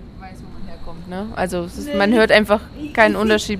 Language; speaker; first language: German; native; German